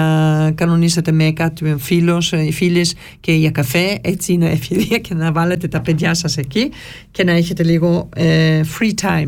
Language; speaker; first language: Greek; early bilingual, heritage; Greek